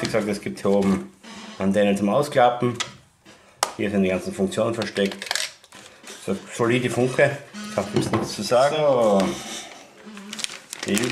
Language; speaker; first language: German; native; German